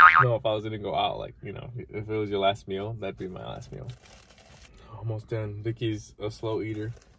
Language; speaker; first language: English; early bilingual, other home language; Spanish